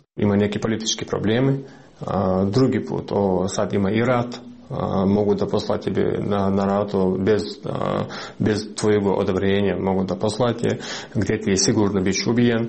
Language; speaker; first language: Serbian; non-native, learner; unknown